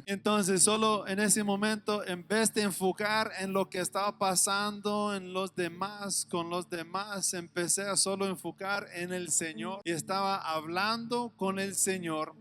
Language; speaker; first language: Spanish; non-native, fluent; English